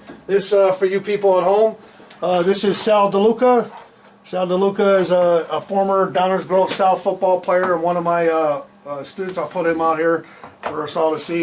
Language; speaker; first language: English; native; English